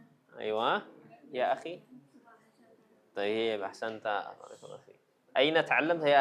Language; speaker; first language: Arabic; non-native, fluent; Indonesian